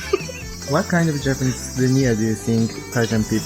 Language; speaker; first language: English; non-native, fluent; Japanese